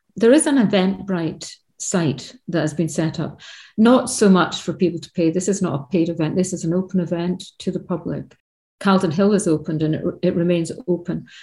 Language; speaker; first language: English; native; English